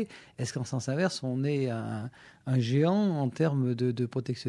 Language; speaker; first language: French; native; French